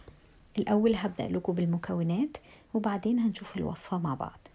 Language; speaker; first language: Arabic; native; Arabic